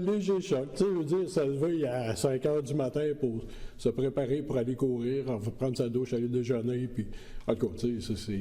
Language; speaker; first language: French; native; French